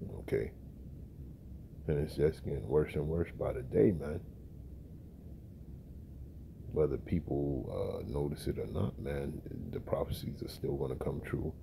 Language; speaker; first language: English; native; English